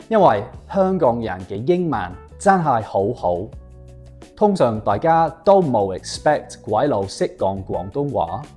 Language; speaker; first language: Cantonese; non-native, fluent; English